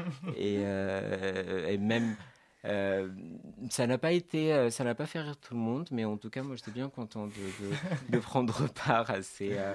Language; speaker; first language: French; non-native, local second language; Arabic